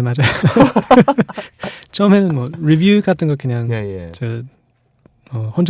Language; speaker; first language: Korean; non-native, fluent; English